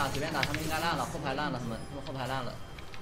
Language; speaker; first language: Chinese; native; Chinese